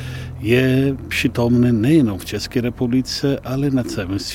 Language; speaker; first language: Czech; non-native, fluent; Polish